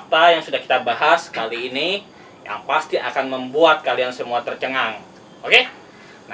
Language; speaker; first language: Indonesian; native; Indonesian